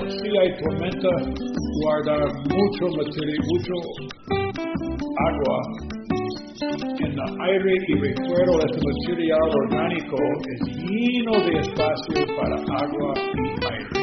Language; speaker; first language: Spanish; non-native, learner; English